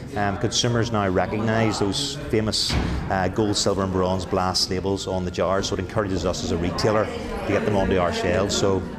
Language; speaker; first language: English; native; English